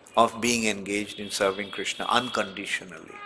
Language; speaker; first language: English; non-native, local second language; Bangla